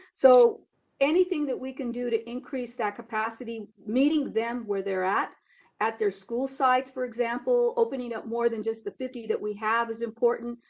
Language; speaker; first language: English; early bilingual, other home language; Spanish